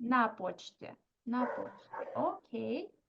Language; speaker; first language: Russian; non-native, fluent; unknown